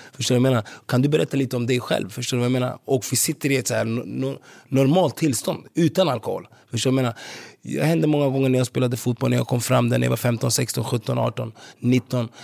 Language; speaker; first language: Swedish; early bilingual, other home language; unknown